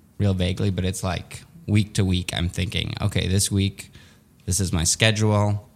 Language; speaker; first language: English; early bilingual, other home language; Russian